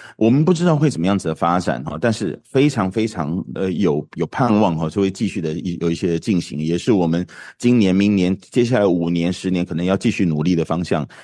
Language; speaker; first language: Chinese; native; Chinese